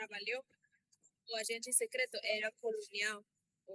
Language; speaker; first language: Portuguese; non-native, learner; Spanish